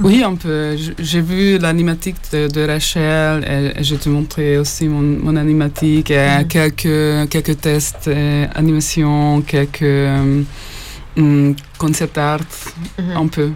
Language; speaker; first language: French; non-native, learner; Hungarian